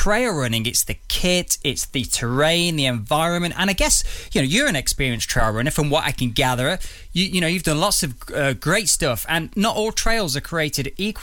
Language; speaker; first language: English; native; English